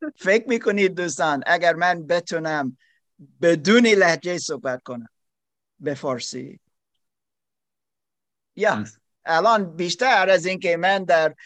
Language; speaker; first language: Persian; non-native, learner; German